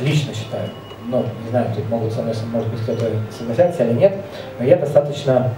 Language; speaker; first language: Russian; native; Russian